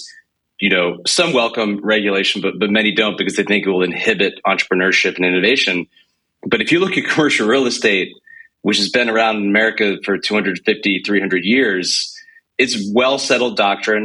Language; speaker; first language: English; native; English